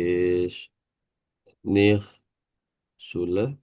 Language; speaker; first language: German; non-native, learner; Indonesian